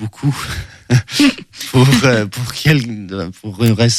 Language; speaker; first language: French; non-native, learner; Swedish